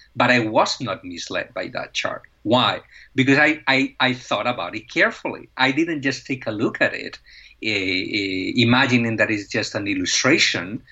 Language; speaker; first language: English; non-native, fluent; Spanish